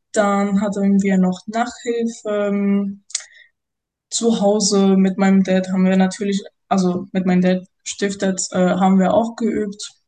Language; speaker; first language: German; non-native, fluent; Spanish